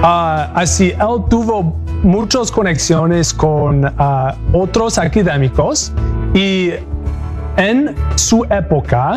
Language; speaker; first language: Spanish; non-native, learner; English